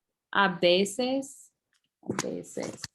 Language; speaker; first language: Spanish; non-native, learner; English